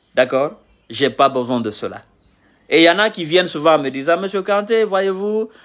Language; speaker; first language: French; non-native, local second language; Mandingo